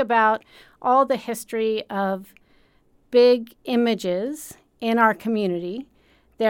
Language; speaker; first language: English; native; English